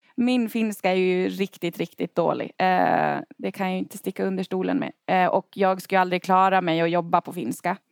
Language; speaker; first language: Swedish; native; Swedish